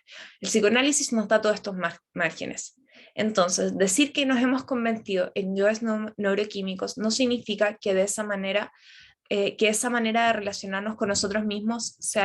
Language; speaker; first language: Spanish; native; Spanish